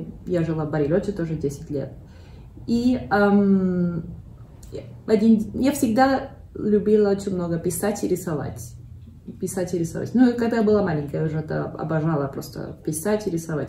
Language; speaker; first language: Russian; early bilingual, heritage; Russian